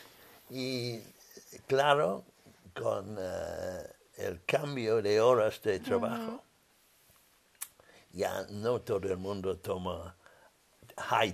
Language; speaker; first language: Spanish; non-native, fluent; English